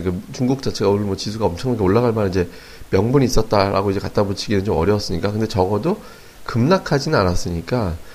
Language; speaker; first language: Korean; native; Korean